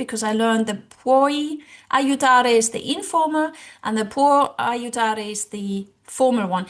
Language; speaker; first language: English; non-native, fluent; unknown